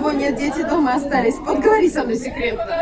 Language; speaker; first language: Russian; native; Russian